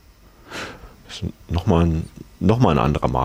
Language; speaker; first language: German; native; German